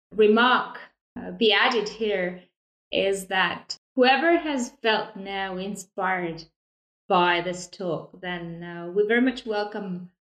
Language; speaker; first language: English; non-native, fluent; Estonian